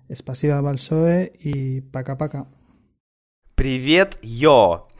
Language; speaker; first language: Russian; native; Russian